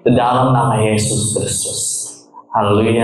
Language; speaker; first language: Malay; non-native, learner; English